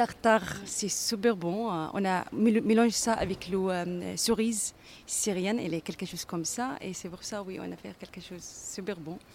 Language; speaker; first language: French; non-native, learner; Arabic